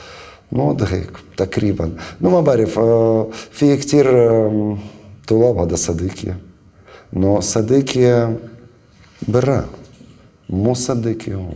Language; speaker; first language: Arabic; non-native, learner; Russian